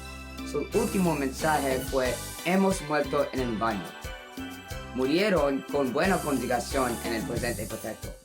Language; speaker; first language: Spanish; non-native, learner; English